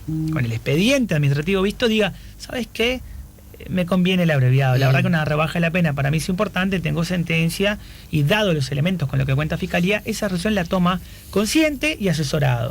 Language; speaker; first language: Spanish; native; Spanish